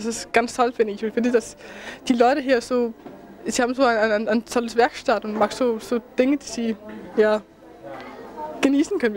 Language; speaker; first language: German; non-native, fluent; Danish